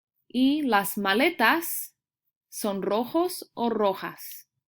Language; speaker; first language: Spanish; early bilingual, heritage; Spanish